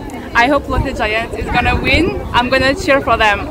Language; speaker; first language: English; non-native, fluent; French